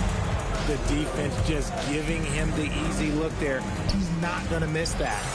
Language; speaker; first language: English; native; English